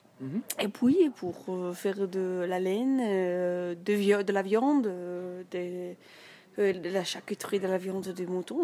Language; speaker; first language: French; non-native, learner; German